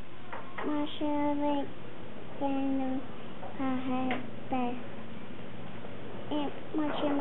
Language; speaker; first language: French; non-native, learner; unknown